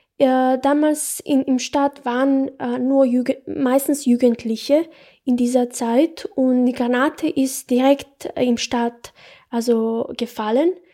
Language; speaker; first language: German; non-native, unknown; Bosnian